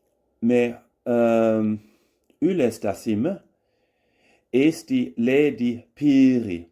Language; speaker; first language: Estonian; non-native, learner; German